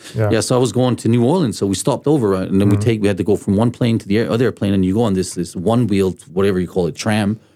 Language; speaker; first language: English; early bilingual, other home language; Danish